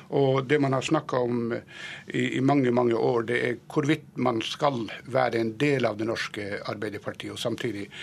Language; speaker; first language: Norwegian; native; Norwegian